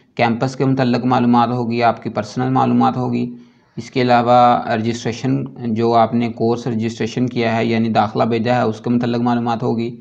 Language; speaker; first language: Urdu; non-native, local second language; Punjabi